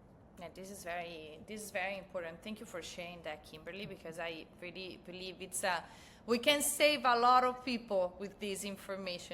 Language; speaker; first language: English; non-native, fluent; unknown